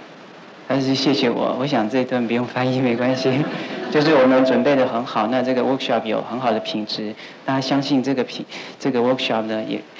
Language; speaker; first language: Chinese; native; Chinese